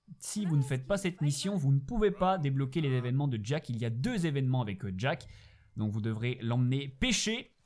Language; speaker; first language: French; native; French